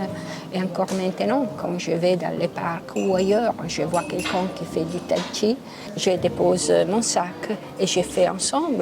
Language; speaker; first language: French; non-native, local second language; Italian